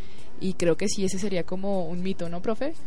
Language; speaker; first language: Spanish; native; Spanish